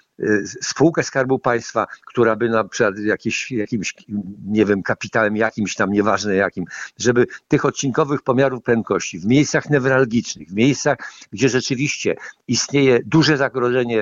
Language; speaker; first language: Polish; native; Polish